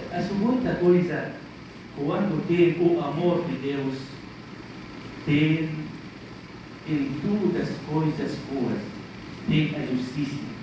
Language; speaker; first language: Portuguese; non-native, learner; Arabic